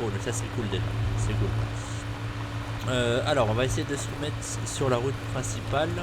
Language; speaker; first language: French; native; French